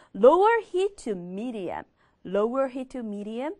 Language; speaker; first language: English; non-native, fluent; Korean